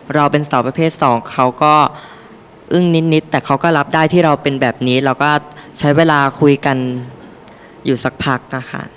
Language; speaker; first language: Thai; native; Thai